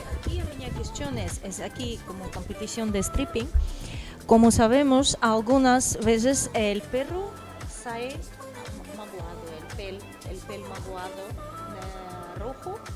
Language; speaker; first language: Spanish; non-native, learner; Portuguese